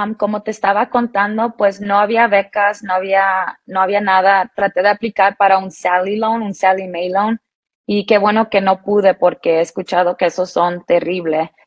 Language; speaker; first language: Spanish; early bilingual, heritage; Spanish